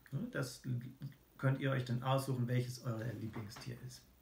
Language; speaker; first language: German; native; German